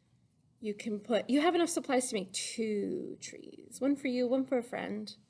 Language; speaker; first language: English; native; English